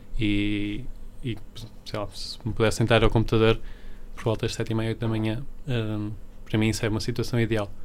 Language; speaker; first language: Portuguese; early bilingual, other home language; Spanish